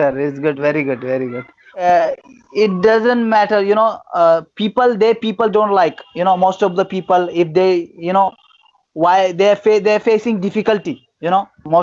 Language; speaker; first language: English; non-native, fluent; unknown